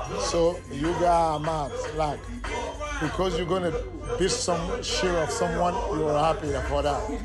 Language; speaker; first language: English; non-native, fluent; French